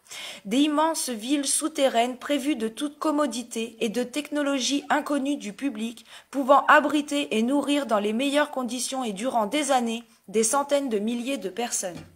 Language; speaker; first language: French; native; French